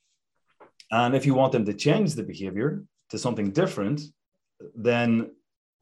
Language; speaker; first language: English; native; English